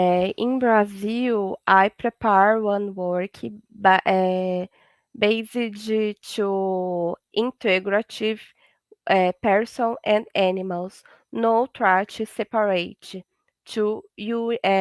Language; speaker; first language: English; non-native, learner; Portuguese